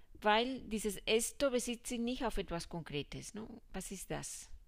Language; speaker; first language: German; non-native, fluent; Spanish